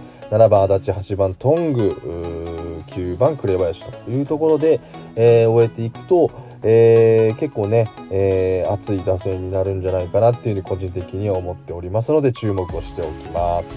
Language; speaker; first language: Japanese; native; Japanese